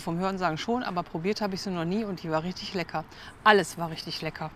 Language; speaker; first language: German; native; German